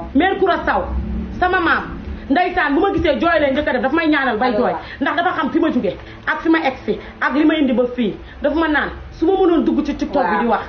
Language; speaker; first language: Wolof; non-native, local second language; Fula